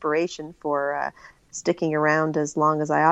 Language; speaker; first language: English; native; English